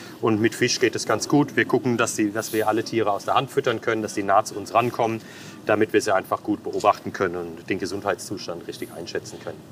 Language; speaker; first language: German; native; German